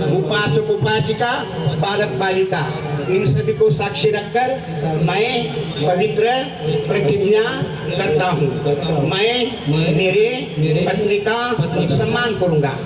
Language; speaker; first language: Hindi; non-native, local second language; Marathi